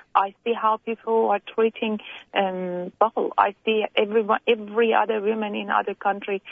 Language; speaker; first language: English; non-native, fluent; Persian